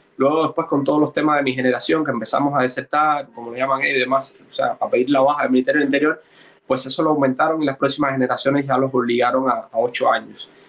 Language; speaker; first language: Spanish; native; Spanish